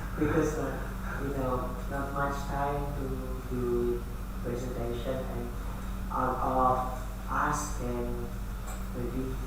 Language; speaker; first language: English; non-native, learner; Indonesian